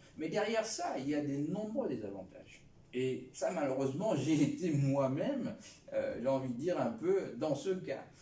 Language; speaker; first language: French; non-native, local second language; Lingala